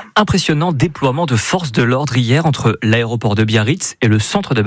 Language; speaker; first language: French; native; French